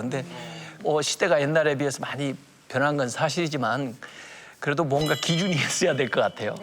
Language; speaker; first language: Korean; native; Korean